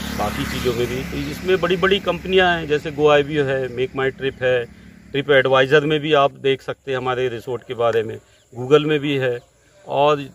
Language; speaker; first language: Hindi; native; Hindi